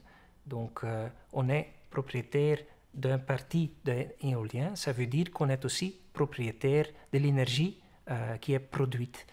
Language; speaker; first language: French; non-native, fluent; Dutch